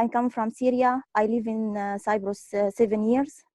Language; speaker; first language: English; non-native, learner; Arabic